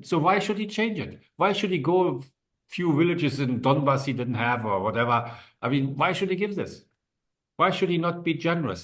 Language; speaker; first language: English; non-native, fluent; German